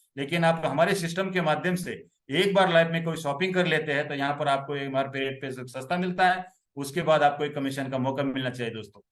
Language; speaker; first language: Hindi; non-native, local second language; Marathi